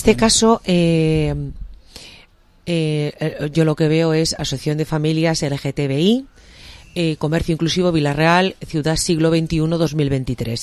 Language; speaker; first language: Spanish; non-native, local second language; Catalan